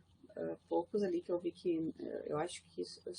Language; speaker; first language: Portuguese; native; Portuguese